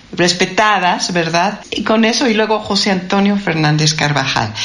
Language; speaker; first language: Spanish; non-native, fluent; English